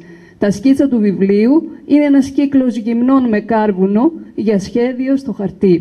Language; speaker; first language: Greek; native; Greek